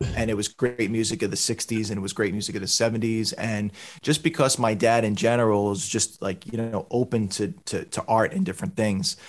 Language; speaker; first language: English; native; English